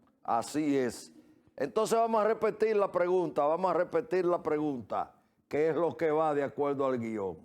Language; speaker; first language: Spanish; native; Spanish